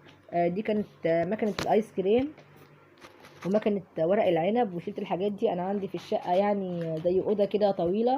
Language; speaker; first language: Arabic; native; Arabic